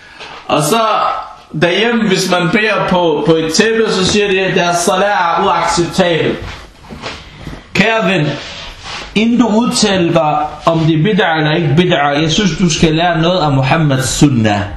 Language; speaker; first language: Danish; non-native, fluent; Arabic